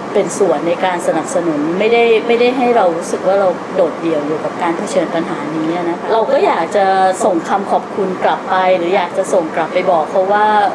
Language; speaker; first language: Thai; native; Thai